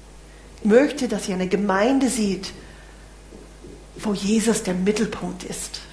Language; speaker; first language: German; non-native, fluent; English